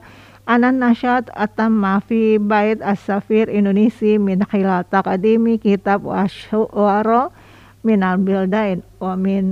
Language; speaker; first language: Arabic; non-native, fluent; Indonesian